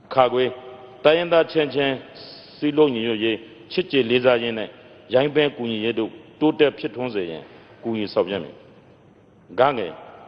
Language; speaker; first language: Burmese; non-native, local second language; Rohingya